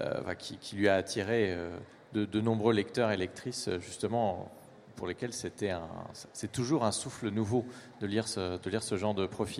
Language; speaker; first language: French; native; French